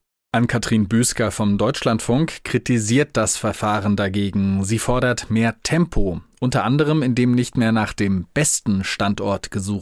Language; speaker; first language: German; native; German